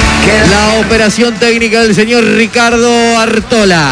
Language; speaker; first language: Spanish; native; Spanish